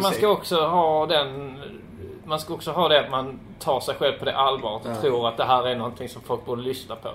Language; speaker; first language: Swedish; native; Swedish